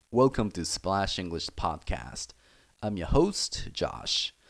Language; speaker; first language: English; native; English